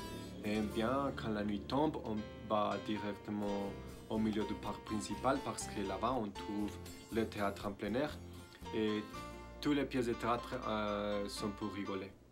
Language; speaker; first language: French; non-native, learner; Spanish